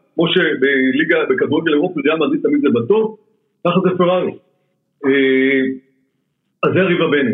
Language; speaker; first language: Hebrew; native; Hebrew